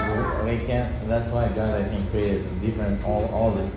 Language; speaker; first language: English; non-native, fluent; Russian